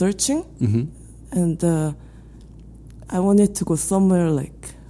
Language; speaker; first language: English; non-native, fluent; Korean